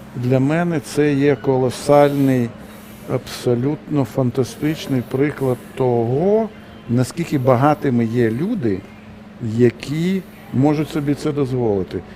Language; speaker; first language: Ukrainian; non-native, local second language; Russian